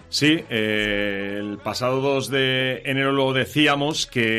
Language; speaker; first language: Spanish; native; Spanish